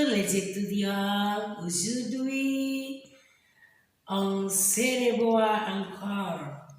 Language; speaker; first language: French; non-native, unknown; Indonesian